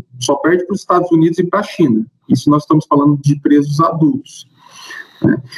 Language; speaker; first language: Portuguese; native; Portuguese